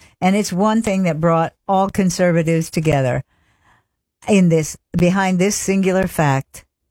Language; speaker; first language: English; early bilingual, other home language; French